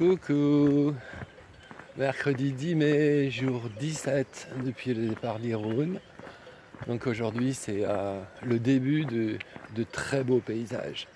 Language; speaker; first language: French; native; French